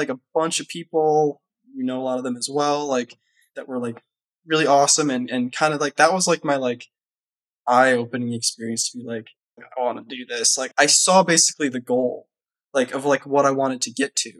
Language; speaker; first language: English; native; English